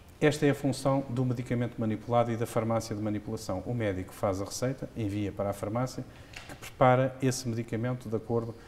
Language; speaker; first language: Portuguese; native; Portuguese